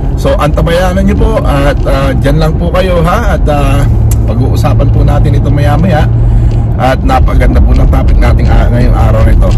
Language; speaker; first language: Filipino; native; Filipino